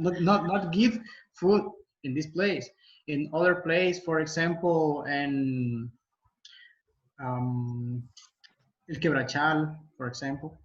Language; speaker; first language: English; non-native, learner; Spanish